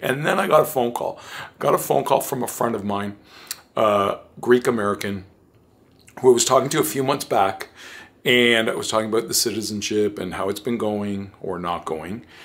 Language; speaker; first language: English; early bilingual, other home language; Greek